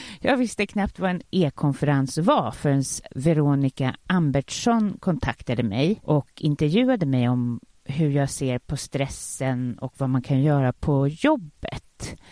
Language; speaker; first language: Swedish; native; Swedish